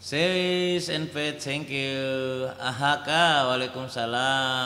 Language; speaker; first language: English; non-native, learner; Indonesian